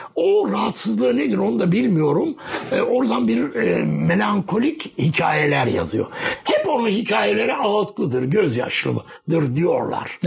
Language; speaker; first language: Turkish; native; Turkish